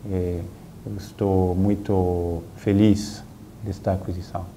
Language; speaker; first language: Portuguese; non-native, fluent; French